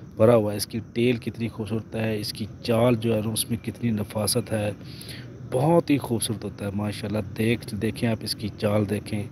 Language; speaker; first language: Urdu; non-native, local second language; Punjabi